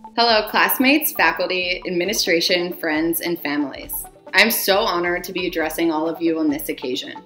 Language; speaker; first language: English; native; English